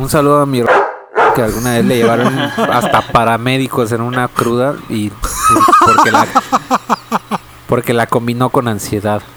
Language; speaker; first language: Spanish; native; Spanish